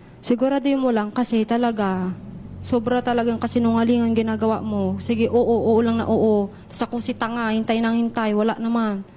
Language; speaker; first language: Filipino; native; Filipino